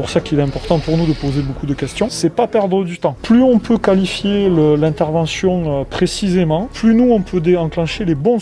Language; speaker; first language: French; native; French